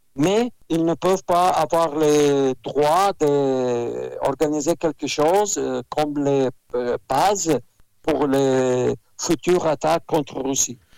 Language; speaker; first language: French; non-native, fluent; Russian